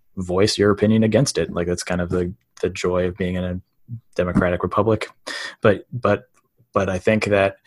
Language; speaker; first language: English; native; English